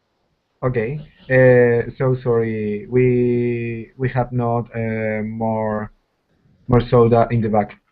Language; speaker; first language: English; non-native, learner; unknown